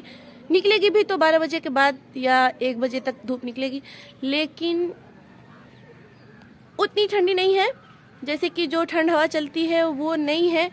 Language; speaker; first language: Hindi; native; Hindi